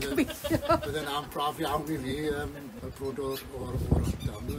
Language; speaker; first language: Welsh; native; Welsh